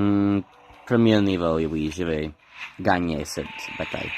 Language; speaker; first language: French; non-native, learner; English